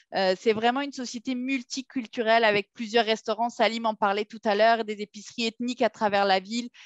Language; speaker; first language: French; native; French